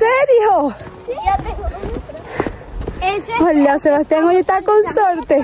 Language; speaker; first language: Spanish; non-native, learner; Portuguese